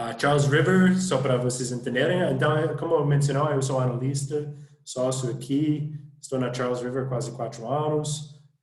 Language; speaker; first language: Portuguese; non-native, fluent; English